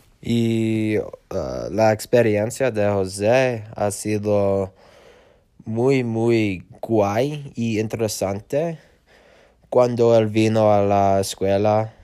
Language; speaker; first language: Spanish; non-native, learner; English